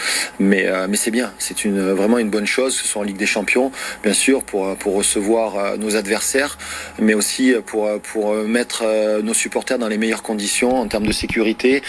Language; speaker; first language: French; native; French